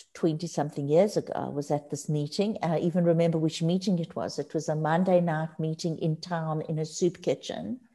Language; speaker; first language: English; native; English